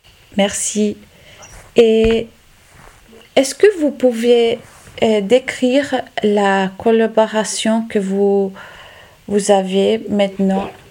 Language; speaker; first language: French; non-native, learner; Italian